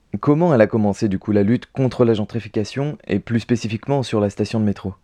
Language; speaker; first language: French; native; French